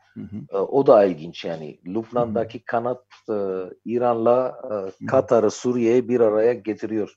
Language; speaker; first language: Turkish; non-native, fluent; Armenian